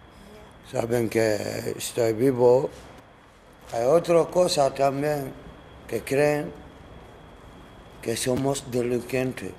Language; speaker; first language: Spanish; non-native, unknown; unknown